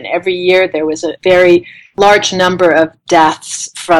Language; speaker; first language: English; native; English